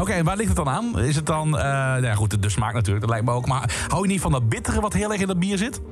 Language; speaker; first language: Dutch; native; Dutch